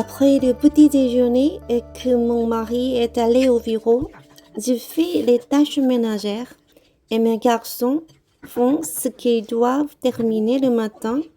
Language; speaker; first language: French; non-native, learner; Korean